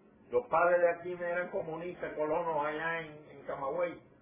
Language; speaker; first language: Spanish; native; Spanish